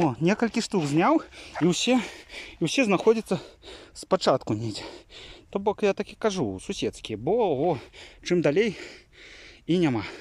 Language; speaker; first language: Belarusian; native; Belarusian